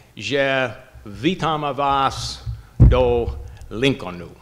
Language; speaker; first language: Czech; non-native, learner; English